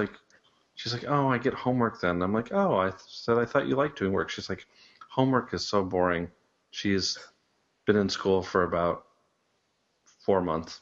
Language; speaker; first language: English; native; English